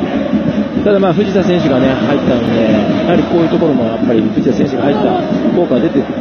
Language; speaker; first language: Japanese; native; Japanese